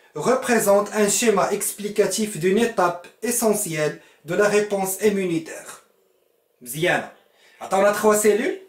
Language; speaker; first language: French; non-native, local second language; Arabic